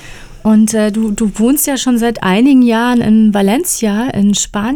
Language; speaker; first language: German; native; German